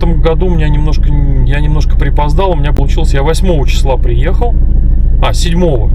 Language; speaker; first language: Russian; native; Russian